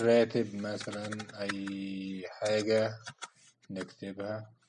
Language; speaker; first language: Arabic; native; Arabic